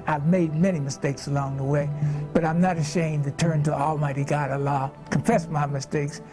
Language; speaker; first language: English; native; English